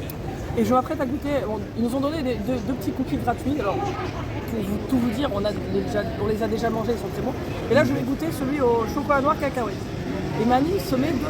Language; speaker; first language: French; native; French